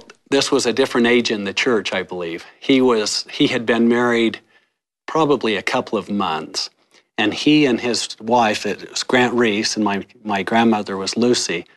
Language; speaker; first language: English; native; English